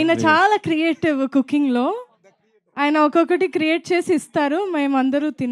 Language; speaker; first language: Telugu; non-native, fluent; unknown